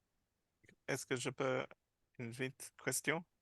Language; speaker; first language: French; non-native, learner; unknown